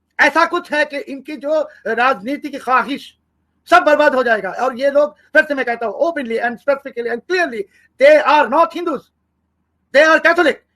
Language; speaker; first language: Hindi; non-native, fluent; Bangla